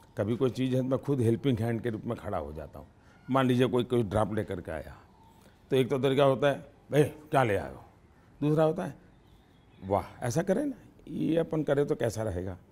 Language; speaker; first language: Hindi; non-native, local second language; Gujarati